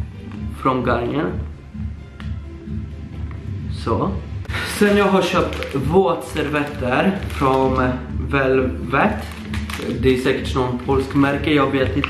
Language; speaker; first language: Swedish; early bilingual, other home language; Polish